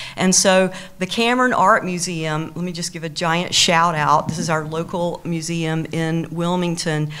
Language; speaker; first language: English; native; English